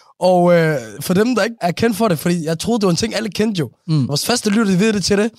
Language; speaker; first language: Danish; early bilingual, other home language; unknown